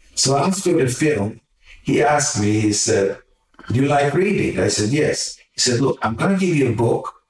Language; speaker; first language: English; non-native, fluent; Hungarian